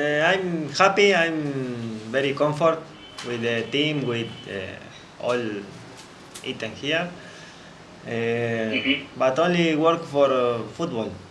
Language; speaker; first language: English; non-native, learner; Spanish